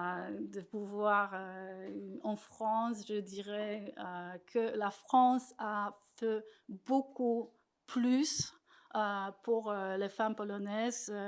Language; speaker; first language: French; non-native, fluent; Polish